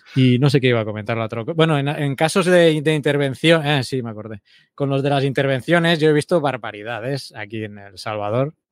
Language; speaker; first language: Spanish; native; Spanish